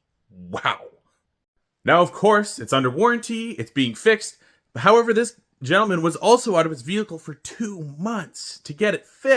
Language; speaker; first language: English; native; English